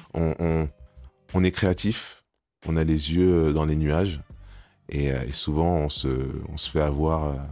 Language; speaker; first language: French; native; French